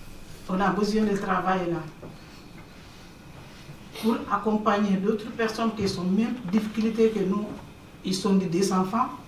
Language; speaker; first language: French; non-native, learner; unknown